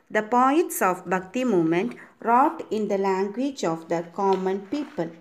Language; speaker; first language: English; non-native, local second language; Malayalam